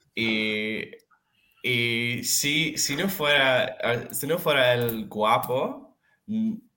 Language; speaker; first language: Spanish; non-native, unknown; English